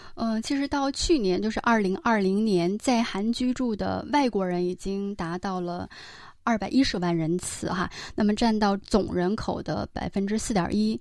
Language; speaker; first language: Chinese; native; Chinese